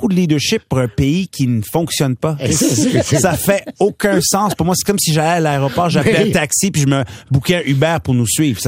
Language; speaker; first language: French; non-native, local second language; Punjabi